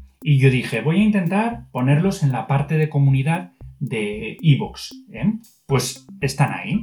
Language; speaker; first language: Spanish; native; Spanish